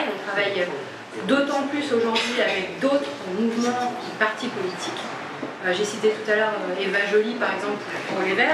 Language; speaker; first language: French; native; French